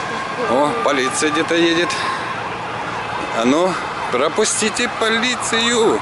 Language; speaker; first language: Russian; native; Russian